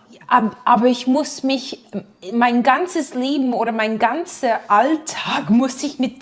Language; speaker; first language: German; non-native, fluent; English